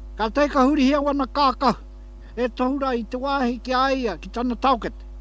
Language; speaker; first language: Māori; native; Māori